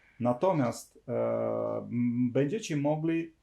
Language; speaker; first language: Polish; non-native, fluent; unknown